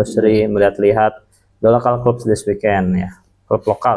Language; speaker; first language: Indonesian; native; Indonesian